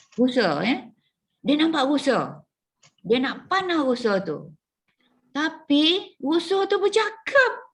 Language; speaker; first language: Malay; native; Malay